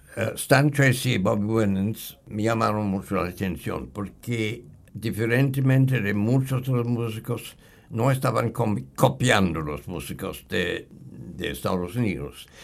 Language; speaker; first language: Spanish; non-native, fluent; English